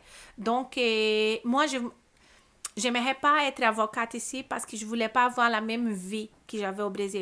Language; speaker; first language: French; non-native, learner; Portuguese